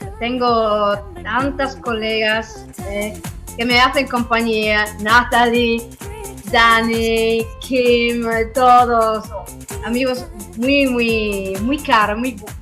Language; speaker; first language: Spanish; non-native, learner; English